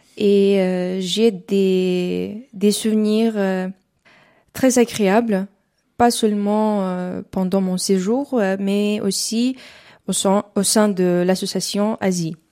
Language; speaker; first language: French; non-native, fluent; Uzbek